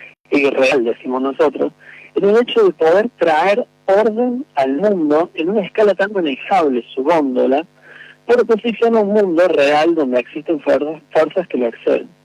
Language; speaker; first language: Spanish; native; Spanish